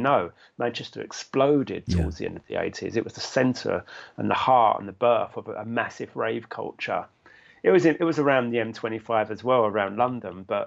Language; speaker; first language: English; native; English